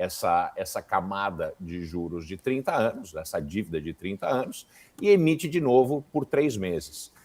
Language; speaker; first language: Portuguese; native; Portuguese